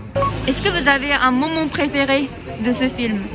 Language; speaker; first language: French; non-native, fluent; Japanese